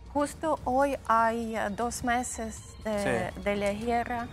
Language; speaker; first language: Spanish; non-native, learner; Ukrainian